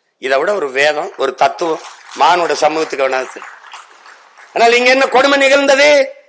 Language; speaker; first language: Tamil; native; Tamil